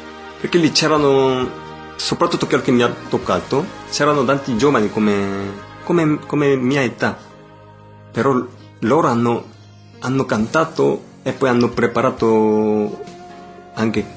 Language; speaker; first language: Italian; non-native, learner; Korean